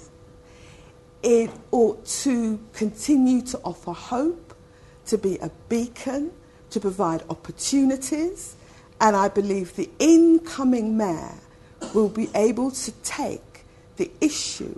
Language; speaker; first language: English; native; English